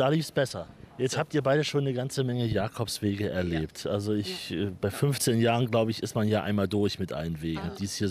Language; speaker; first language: German; native; German